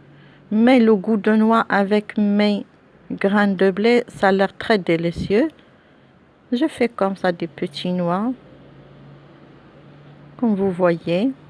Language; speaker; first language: French; non-native, local second language; Arabic